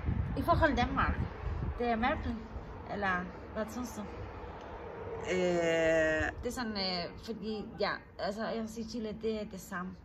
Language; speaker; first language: Danish; non-native, learner; Spanish